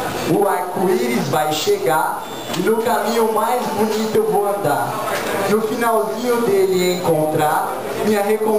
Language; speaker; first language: Portuguese; native; Portuguese